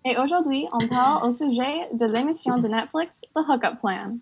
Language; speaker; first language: French; non-native, learner; English